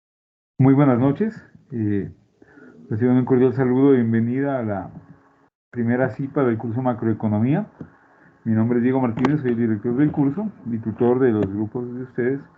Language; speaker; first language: Spanish; native; Spanish